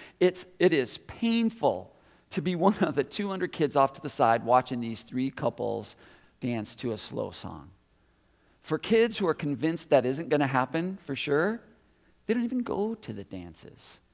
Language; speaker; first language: English; native; English